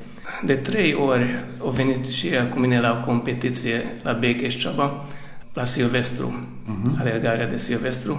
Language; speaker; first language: Romanian; non-native, local second language; Hungarian